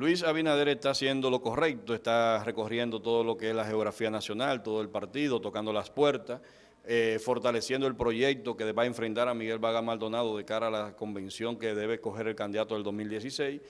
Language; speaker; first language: Spanish; native; Spanish